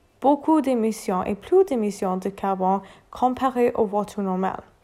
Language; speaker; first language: French; non-native, learner; English